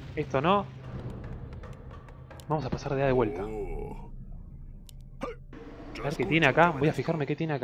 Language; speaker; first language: Spanish; native; Spanish